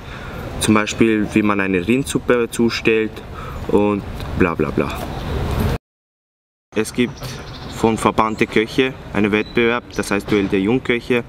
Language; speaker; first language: German; non-native, fluent; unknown